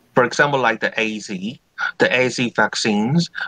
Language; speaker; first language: English; non-native, fluent; Vietnamese